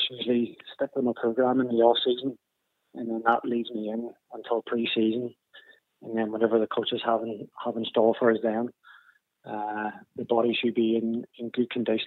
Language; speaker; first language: English; native; English